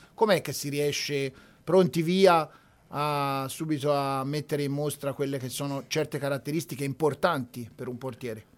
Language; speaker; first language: Italian; native; Italian